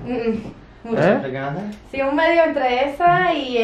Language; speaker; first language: Spanish; native; Spanish